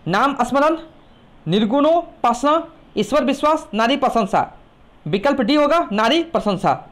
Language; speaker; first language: Hindi; native; Hindi